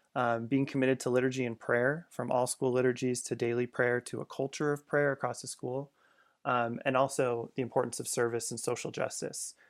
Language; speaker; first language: English; native; English